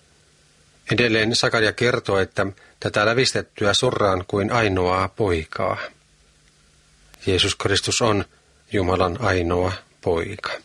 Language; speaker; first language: Finnish; native; Finnish